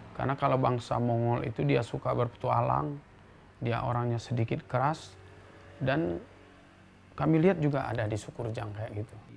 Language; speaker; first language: Indonesian; non-native, local second language; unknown